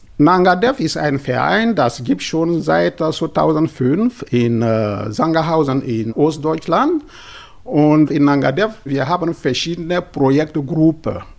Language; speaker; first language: German; non-native, learner; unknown